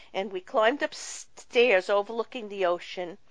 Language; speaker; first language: English; early bilingual, other home language; Russian